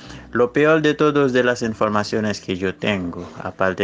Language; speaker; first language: Spanish; non-native, fluent; Haitian Creole